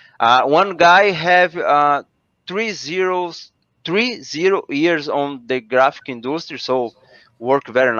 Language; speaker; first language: English; non-native, learner; Portuguese